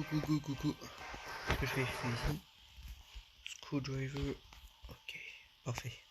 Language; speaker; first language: French; native; French